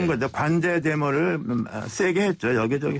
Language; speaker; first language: Korean; native; Korean